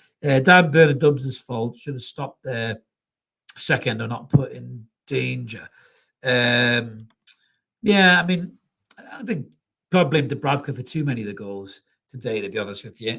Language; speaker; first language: English; native; English